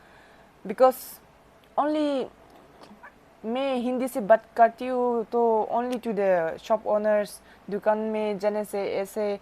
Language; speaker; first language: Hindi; non-native, local second language; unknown